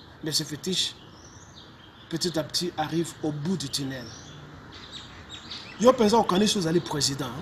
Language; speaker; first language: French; non-native, local second language; Lingala